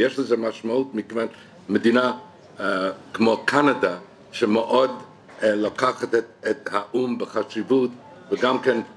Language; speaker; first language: Hebrew; non-native, fluent; English